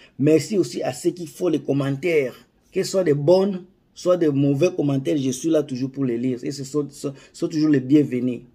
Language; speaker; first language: French; non-native, local second language; Lingala